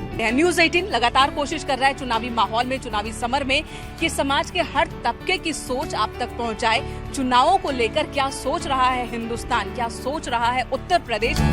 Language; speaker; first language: Hindi; native; Hindi